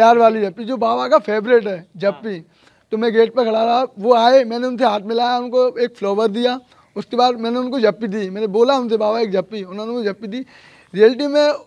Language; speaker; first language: Hindi; native; Hindi